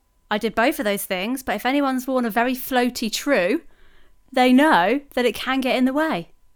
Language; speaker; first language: English; native; English